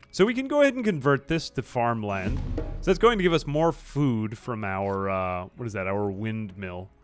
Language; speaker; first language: English; native; English